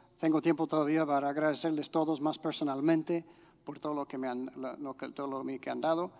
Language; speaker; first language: Spanish; non-native, fluent; English